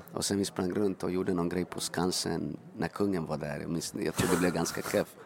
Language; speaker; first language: Swedish; early bilingual, other home language; Spanish